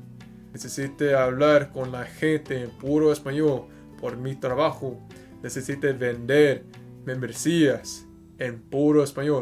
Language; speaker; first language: Spanish; early bilingual, heritage; English